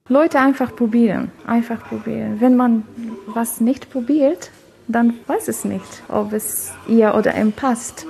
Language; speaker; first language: German; non-native, fluent; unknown